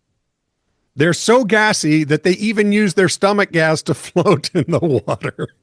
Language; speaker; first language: English; native; English